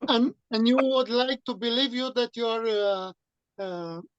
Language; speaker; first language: English; non-native, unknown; Romanian